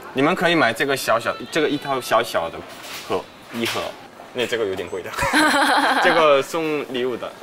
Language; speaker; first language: Chinese; non-native, fluent; Korean